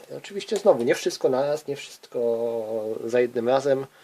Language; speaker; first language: Polish; native; Polish